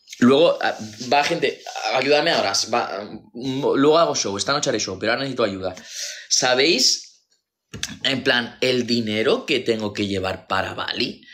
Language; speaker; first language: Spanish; native; Spanish